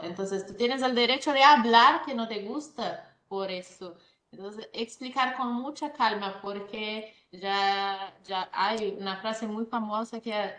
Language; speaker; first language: Spanish; non-native, fluent; Portuguese